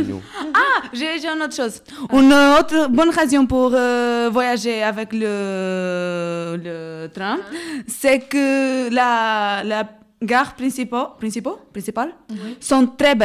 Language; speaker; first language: French; non-native, learner; Portuguese